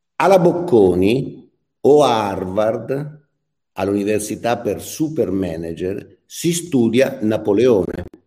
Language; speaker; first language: Italian; native; Italian